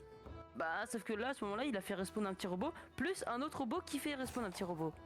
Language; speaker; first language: French; native; French